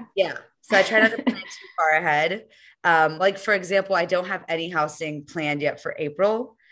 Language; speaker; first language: English; native; English